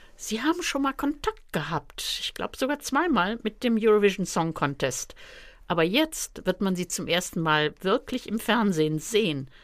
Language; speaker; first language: German; native; German